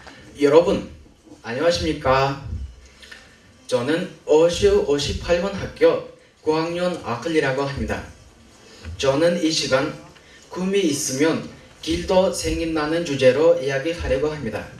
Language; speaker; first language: Korean; non-native, learner; Kyrgyz